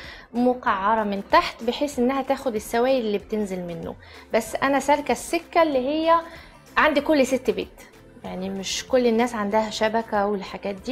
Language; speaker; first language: Arabic; native; Arabic